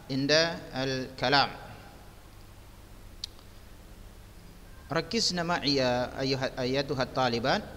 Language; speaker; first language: Arabic; non-native, fluent; Indonesian